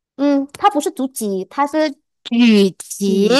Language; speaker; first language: Chinese; non-native, fluent; Indonesian